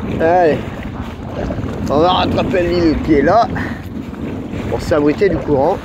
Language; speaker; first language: French; native; French